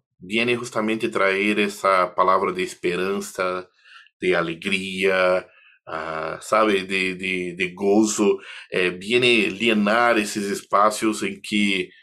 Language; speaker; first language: Spanish; non-native, fluent; Portuguese